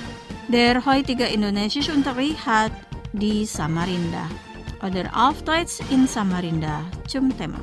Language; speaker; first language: German; non-native, fluent; Indonesian